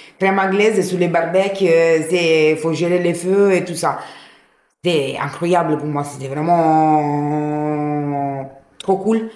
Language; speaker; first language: French; non-native, fluent; Italian